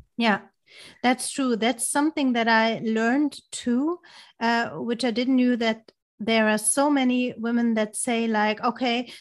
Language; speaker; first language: English; non-native, fluent; German